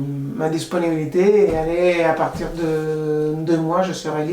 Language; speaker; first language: French; non-native, fluent; Spanish